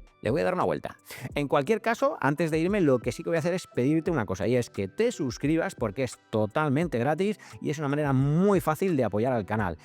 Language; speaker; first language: Spanish; native; Spanish